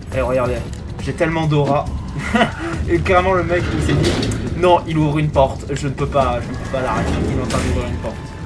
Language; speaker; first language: French; native; French